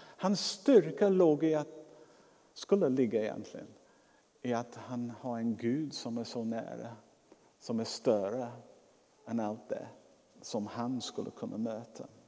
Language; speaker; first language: Swedish; non-native, fluent; English